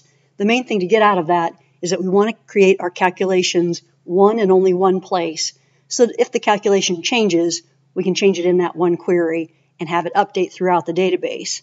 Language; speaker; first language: English; native; English